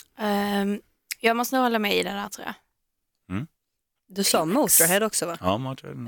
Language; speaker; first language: Swedish; native; Swedish